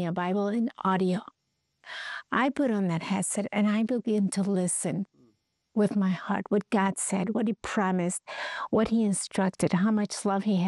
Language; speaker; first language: English; non-native, fluent; Spanish